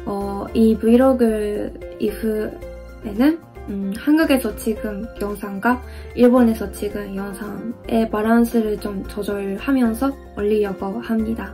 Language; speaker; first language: Korean; non-native, fluent; Japanese